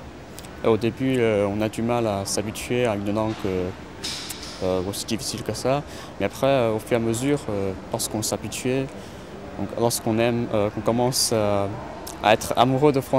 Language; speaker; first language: French; non-native, fluent; Chinese